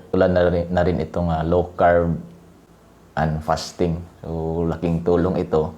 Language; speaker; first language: Filipino; non-native, local second language; Cebuano